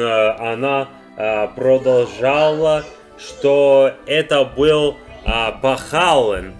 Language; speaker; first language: Russian; non-native, learner; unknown